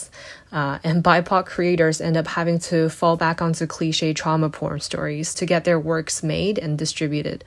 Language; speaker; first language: English; native; English